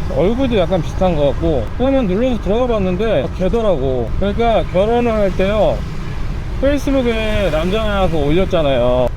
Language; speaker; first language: Korean; native; Korean